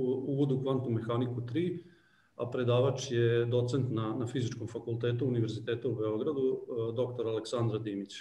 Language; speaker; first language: Serbian; native; Serbian